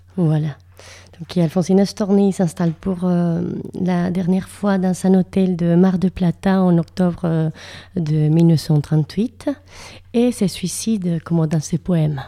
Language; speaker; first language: French; non-native, fluent; Spanish